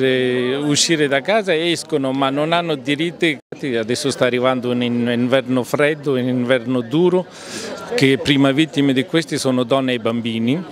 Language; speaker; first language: Italian; non-native, fluent; Persian